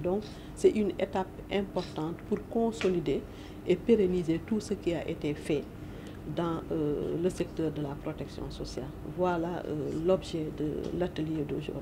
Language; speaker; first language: French; non-native, local second language; Wolof